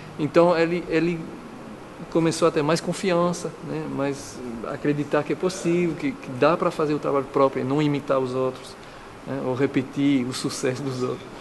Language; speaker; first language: Portuguese; non-native, fluent; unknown